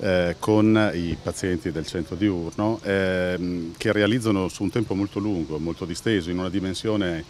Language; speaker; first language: Italian; native; Italian